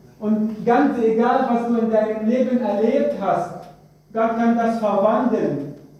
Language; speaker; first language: German; non-native, fluent; Arabic